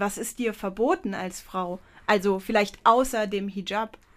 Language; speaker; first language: German; native; German